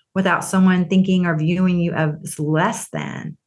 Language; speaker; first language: English; native; English